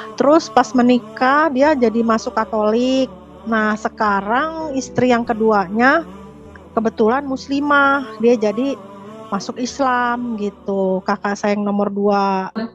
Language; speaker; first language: Indonesian; native; Indonesian